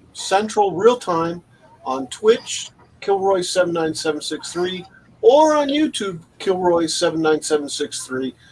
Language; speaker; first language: English; native; English